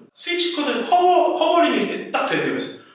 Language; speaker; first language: Korean; native; Korean